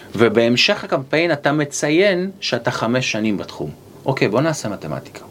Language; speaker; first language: Hebrew; native; Hebrew